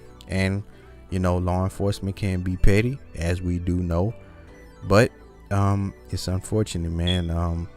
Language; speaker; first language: English; native; English